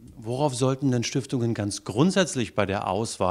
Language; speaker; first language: German; native; German